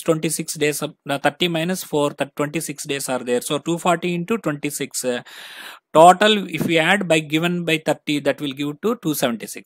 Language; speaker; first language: English; non-native, local second language; Telugu